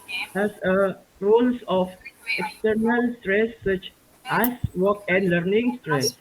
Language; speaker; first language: English; non-native, local second language; Malay